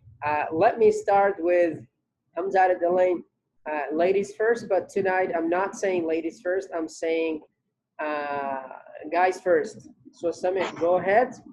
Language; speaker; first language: English; non-native, fluent; Central Kurdish